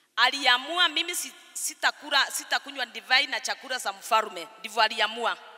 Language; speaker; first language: Swahili; non-native, local second language; Kikuyu